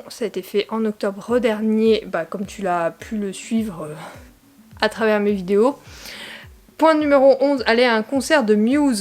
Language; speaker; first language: French; native; French